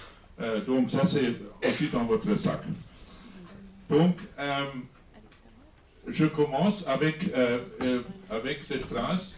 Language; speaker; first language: French; non-native, fluent; German